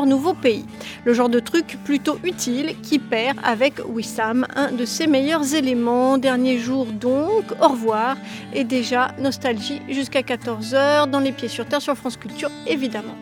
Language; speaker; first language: French; native; French